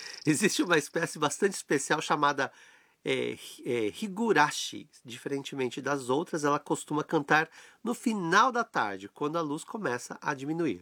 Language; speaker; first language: Portuguese; native; Portuguese